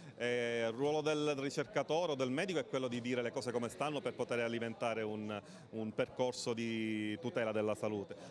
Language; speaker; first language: Italian; native; Italian